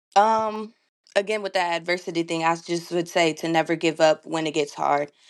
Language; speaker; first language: English; native; English